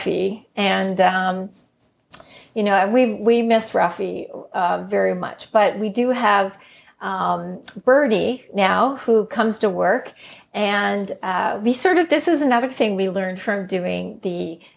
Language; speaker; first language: English; native; English